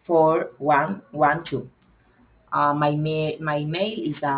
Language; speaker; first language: English; non-native, learner; Spanish